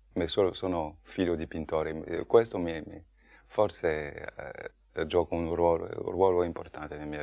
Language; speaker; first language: Italian; non-native, fluent; French